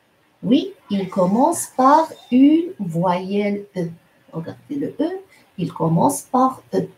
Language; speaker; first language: French; non-native, local second language; Arabic